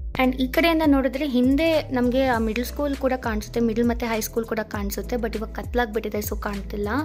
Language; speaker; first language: Kannada; non-native, local second language; Telugu